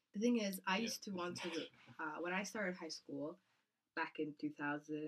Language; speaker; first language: English; non-native, fluent; Kazakh